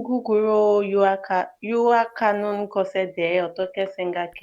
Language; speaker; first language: Korean; non-native, learner; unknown